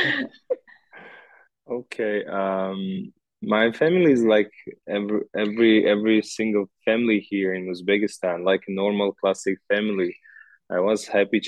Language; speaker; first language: English; non-native, learner; Uzbek